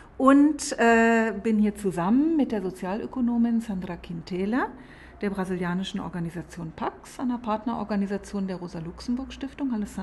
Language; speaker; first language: German; native; German